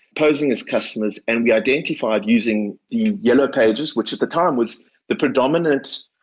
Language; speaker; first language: English; native; English